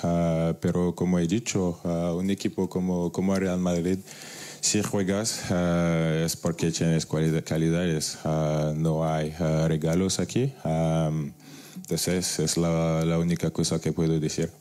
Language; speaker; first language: Spanish; non-native, fluent; French